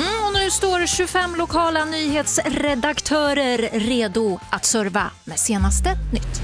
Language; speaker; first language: Swedish; native; Swedish